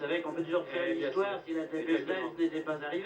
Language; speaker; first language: French; native; French